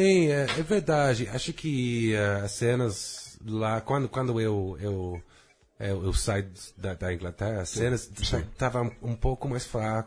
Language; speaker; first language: Portuguese; non-native, fluent; English